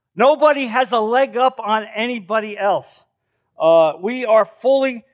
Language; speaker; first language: English; native; English